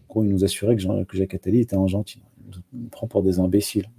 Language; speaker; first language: French; non-native, local second language; Arabic